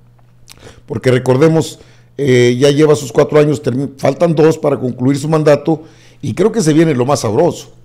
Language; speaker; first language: Spanish; native; Spanish